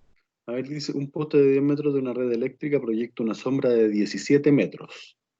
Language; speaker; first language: Spanish; native; Spanish